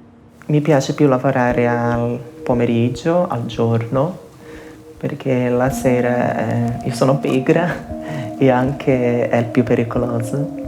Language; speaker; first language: Italian; non-native, fluent; Portuguese